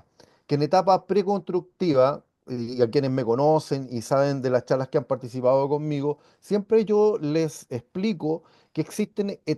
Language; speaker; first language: Spanish; native; Spanish